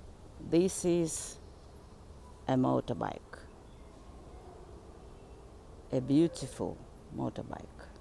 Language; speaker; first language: English; non-native, learner; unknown